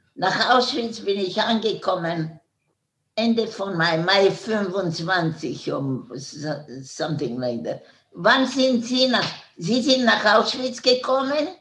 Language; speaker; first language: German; non-native, learner; Hungarian